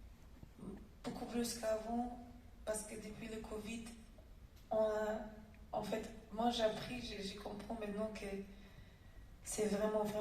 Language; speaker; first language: French; non-native, fluent; German